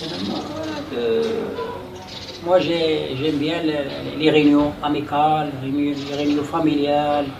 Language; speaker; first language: French; non-native, local second language; Arabic